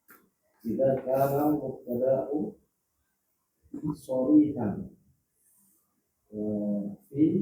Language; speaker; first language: Arabic; non-native, learner; Indonesian